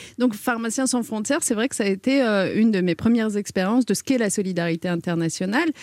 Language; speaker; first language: French; early bilingual, other home language; Arabic